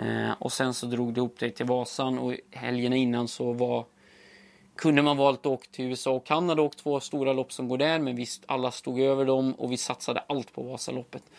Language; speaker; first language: Swedish; native; Swedish